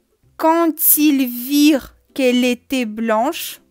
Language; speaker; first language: French; non-native, fluent; Russian